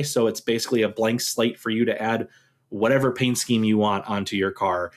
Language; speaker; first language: English; native; English